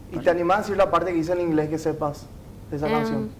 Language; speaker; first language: Spanish; native; Spanish